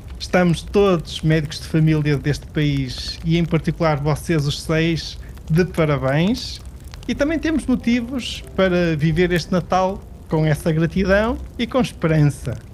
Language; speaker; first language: Portuguese; early bilingual, heritage; Portuguese